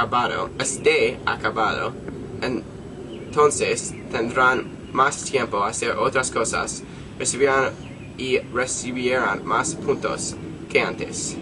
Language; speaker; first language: Spanish; non-native, learner; English